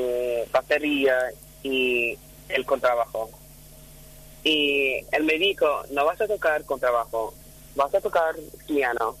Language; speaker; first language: Spanish; non-native, fluent; English